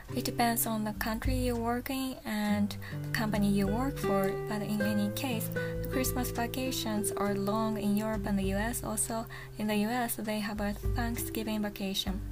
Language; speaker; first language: English; non-native, fluent; Japanese